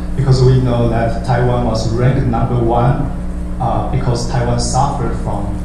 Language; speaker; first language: English; non-native, fluent; Chinese